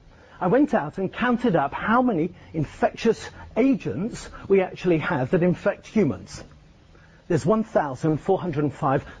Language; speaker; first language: English; native; English